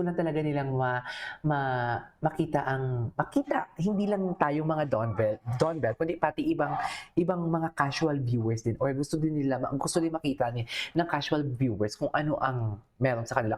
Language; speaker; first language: Filipino; native; Filipino